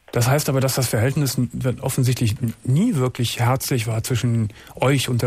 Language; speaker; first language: German; native; German